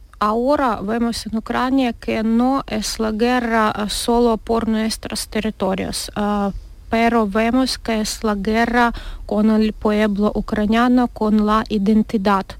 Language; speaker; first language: Spanish; non-native, learner; Ukrainian